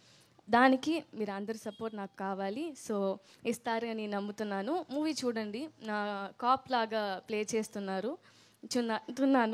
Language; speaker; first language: Telugu; non-native, fluent; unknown